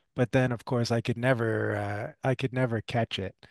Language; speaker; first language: English; early bilingual, other home language; French